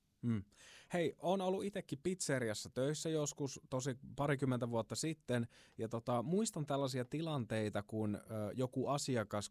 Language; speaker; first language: Finnish; native; Finnish